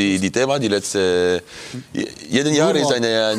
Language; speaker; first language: German; non-native, local second language; French